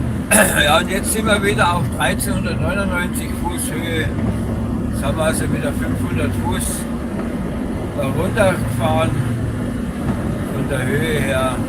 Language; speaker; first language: German; native; German